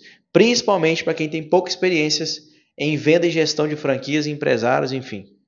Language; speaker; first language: Portuguese; native; Portuguese